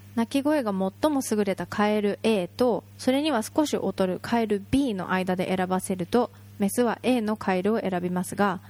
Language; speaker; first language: Japanese; native; Japanese